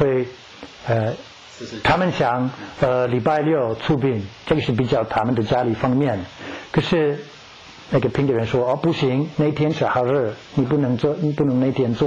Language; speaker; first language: Chinese; non-native, fluent; English